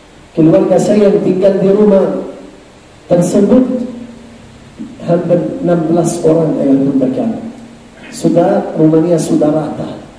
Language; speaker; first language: Indonesian; non-native, fluent; Arabic